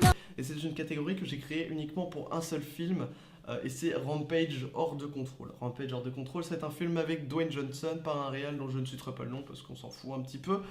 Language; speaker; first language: French; native; French